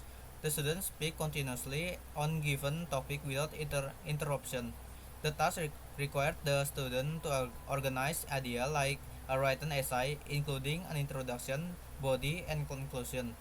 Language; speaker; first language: English; non-native, learner; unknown